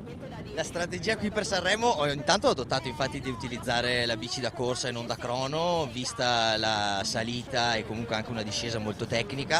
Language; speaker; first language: Italian; native; Italian